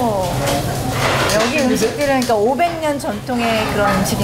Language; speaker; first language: Korean; native; Korean